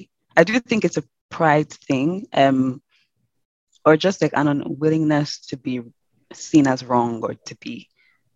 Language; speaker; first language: English; non-native, local second language; Yoruba